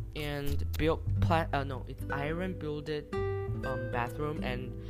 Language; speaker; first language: English; non-native, learner; Chinese